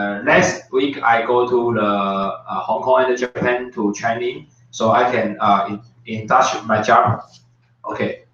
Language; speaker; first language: English; non-native, learner; Chinese